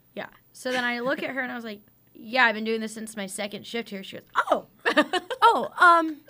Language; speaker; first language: English; native; English